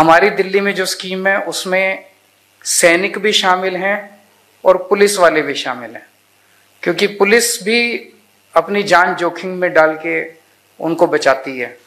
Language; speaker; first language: Hindi; native; Hindi